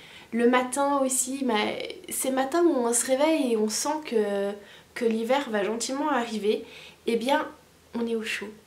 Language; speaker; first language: French; native; French